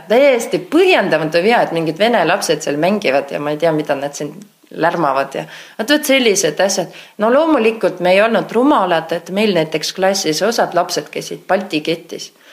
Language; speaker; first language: Estonian; non-native, local second language; Russian